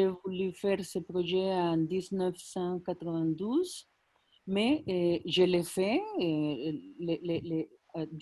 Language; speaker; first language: French; non-native, fluent; Spanish